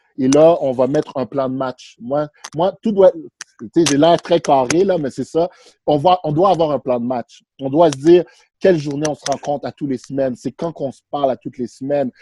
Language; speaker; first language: French; early bilingual, other home language; Haitian Creole